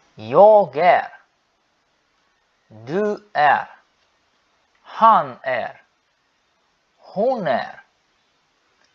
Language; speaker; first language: Swedish; non-native, learner; Portuguese